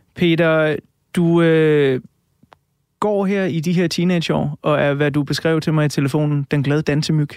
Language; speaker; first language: Danish; native; Danish